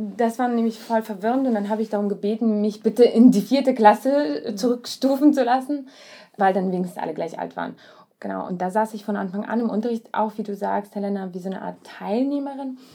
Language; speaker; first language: German; early bilingual, other home language; Russian